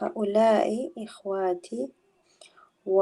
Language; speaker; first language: Arabic; non-native, learner; English